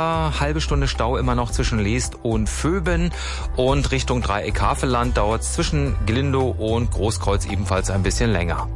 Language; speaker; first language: German; native; German